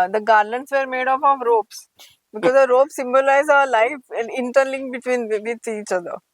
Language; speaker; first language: English; non-native, local second language; Marathi